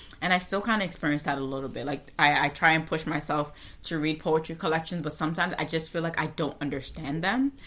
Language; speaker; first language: English; native; English